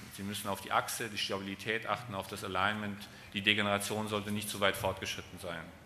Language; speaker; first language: German; native; German